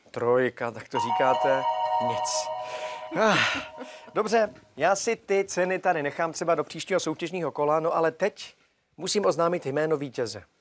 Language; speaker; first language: Czech; native; Czech